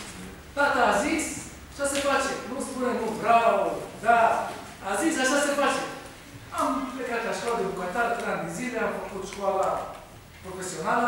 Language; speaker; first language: Romanian; non-native, learner; Hebrew